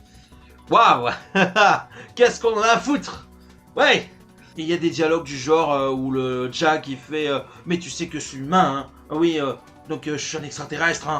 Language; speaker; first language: French; native; French